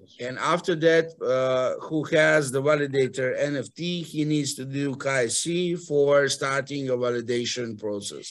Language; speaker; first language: English; non-native, fluent; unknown